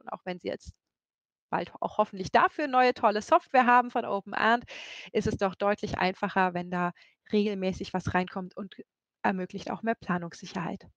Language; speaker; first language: German; native; German